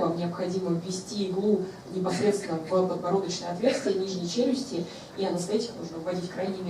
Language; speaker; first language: Russian; native; Russian